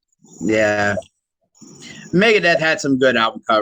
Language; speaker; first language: English; native; English